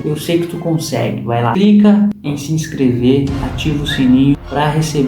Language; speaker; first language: Portuguese; native; Portuguese